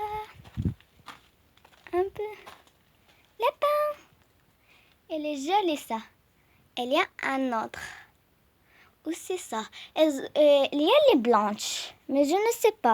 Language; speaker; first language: French; non-native, learner; Arabic